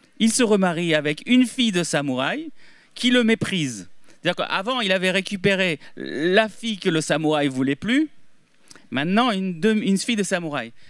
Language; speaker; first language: French; native; French